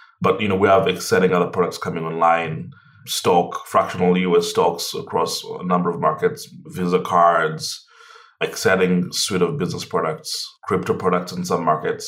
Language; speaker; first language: English; non-native, local second language; Ganda